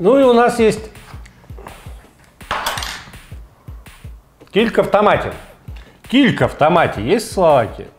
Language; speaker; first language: Russian; native; Russian